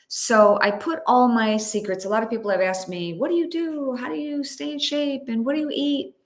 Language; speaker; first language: English; native; English